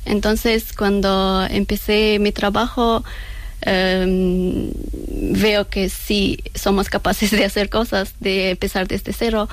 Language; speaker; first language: Spanish; non-native, learner; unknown